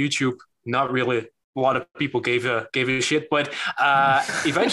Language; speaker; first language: English; non-native, fluent; Dutch